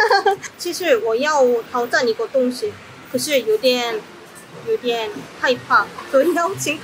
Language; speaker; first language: Chinese; non-native, fluent; Korean